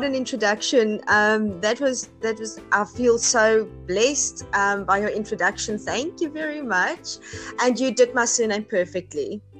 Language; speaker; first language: English; non-native, local second language; Afrikaans